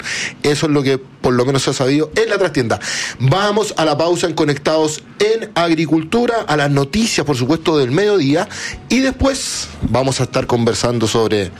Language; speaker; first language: Spanish; native; Spanish